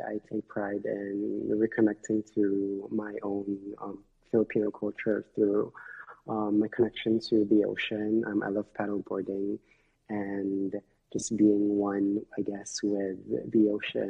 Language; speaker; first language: English; non-native, local second language; Filipino